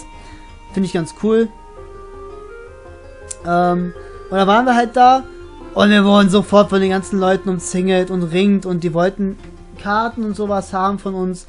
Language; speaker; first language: German; native; German